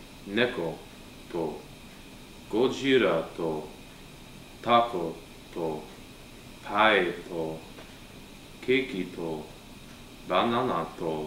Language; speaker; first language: Japanese; non-native, learner; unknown